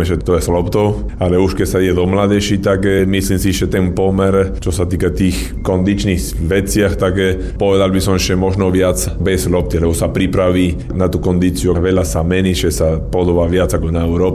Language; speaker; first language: Slovak; non-native, fluent; Spanish